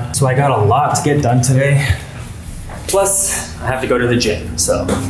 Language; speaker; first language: English; non-native, fluent; Spanish